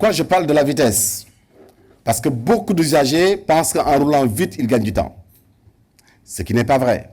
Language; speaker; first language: French; non-native, local second language; Wolof